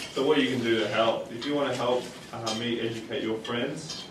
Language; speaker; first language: English; native; English